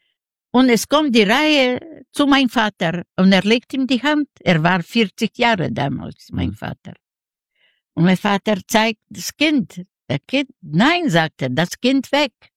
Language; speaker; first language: German; non-native, learner; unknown